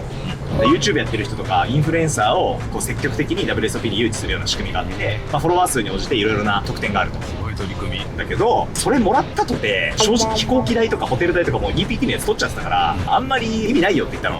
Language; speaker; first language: Japanese; native; Japanese